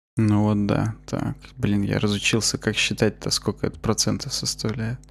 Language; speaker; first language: Russian; native; Russian